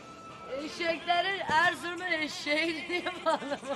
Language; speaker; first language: Turkish; native; Turkish